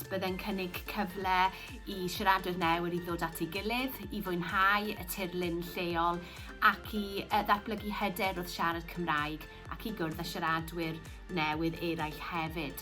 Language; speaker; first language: Welsh; native; Welsh